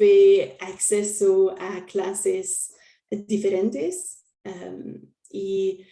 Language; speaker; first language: Spanish; non-native, learner; French